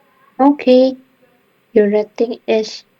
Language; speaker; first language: English; non-native, learner; Indonesian